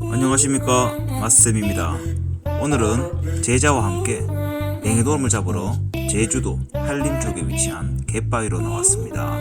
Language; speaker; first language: Korean; native; Korean